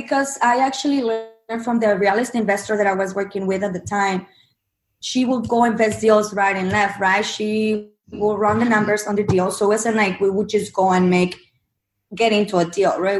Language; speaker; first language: English; non-native, fluent; Spanish